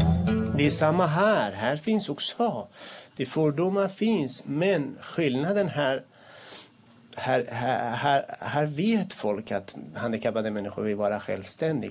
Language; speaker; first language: Swedish; non-native, fluent; Kurdish